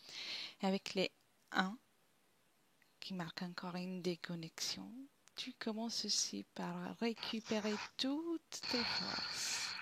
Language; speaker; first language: French; non-native, fluent; Italian